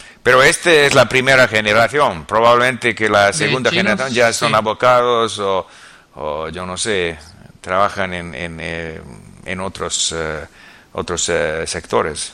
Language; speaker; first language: Spanish; non-native, fluent; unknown